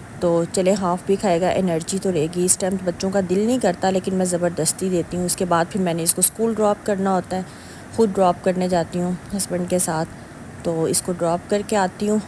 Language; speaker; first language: Urdu; native; Urdu